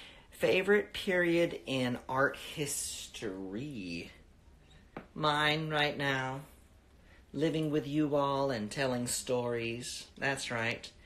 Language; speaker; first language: English; early bilingual, other home language; Spanish